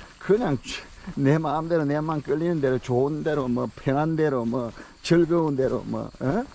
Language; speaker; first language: Korean; native; Korean